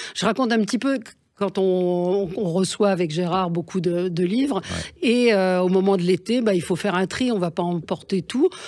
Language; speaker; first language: French; native; French